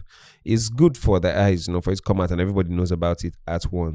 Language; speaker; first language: English; non-native, local second language; Igbo